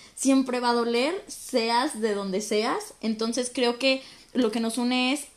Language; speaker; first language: Spanish; native; Spanish